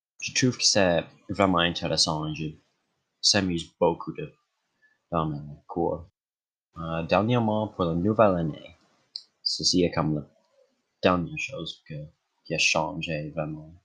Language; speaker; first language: French; non-native, local second language; English